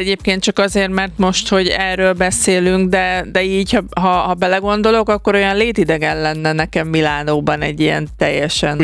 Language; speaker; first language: Hungarian; native; Hungarian